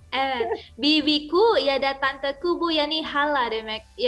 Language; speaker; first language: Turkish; non-native, fluent; Indonesian